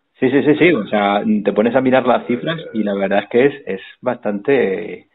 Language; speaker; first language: Spanish; native; Spanish